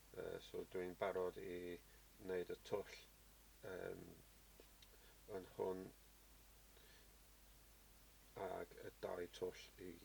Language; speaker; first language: Welsh; non-native, learner; English